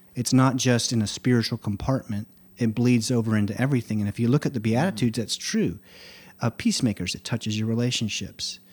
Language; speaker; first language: English; native; English